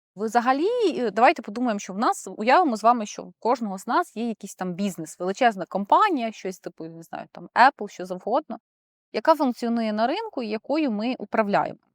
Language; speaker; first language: Ukrainian; non-native, local second language; Russian